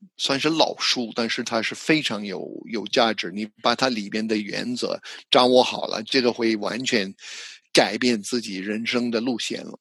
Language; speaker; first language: Chinese; non-native, fluent; English